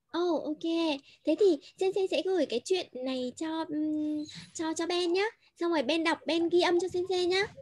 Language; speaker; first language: Vietnamese; native; Vietnamese